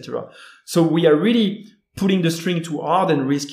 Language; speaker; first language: English; non-native, fluent; French